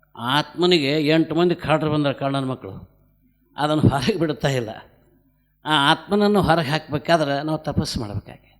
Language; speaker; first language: Kannada; native; Kannada